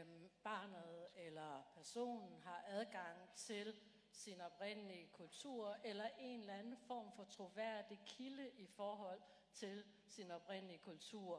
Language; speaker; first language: Danish; native; Danish